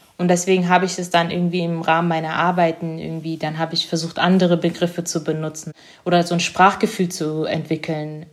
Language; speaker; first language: German; early bilingual, other home language; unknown